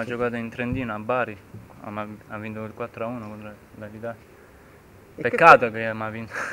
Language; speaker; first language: Italian; early bilingual, heritage; German